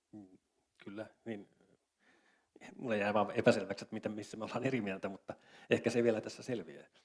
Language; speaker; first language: Finnish; native; Finnish